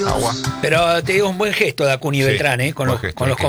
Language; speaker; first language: Spanish; native; Spanish